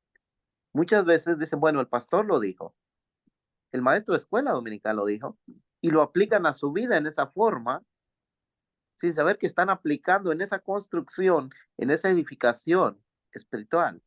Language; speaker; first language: Spanish; native; Spanish